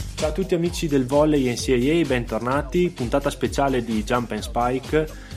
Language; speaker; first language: Italian; native; Italian